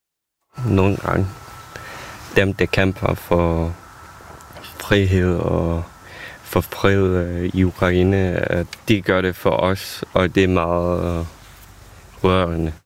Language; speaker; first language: Danish; non-native, fluent; Ukrainian